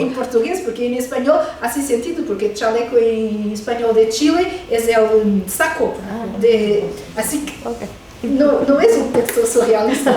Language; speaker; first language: Spanish; non-native, fluent; Portuguese